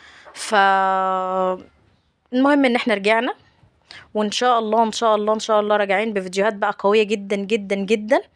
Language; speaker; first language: Arabic; native; Arabic